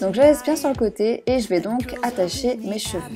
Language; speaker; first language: French; native; French